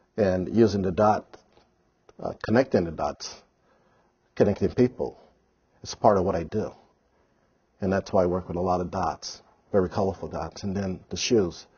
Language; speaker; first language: English; native; English